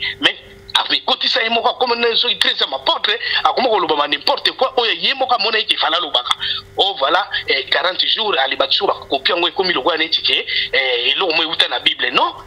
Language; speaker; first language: Lingala; non-native, local second language; Kongo